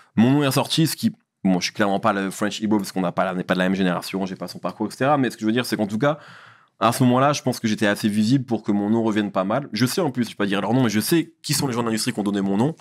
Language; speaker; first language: French; early bilingual, other home language; Arabic